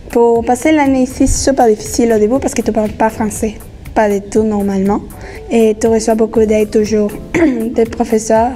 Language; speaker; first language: French; non-native, fluent; Spanish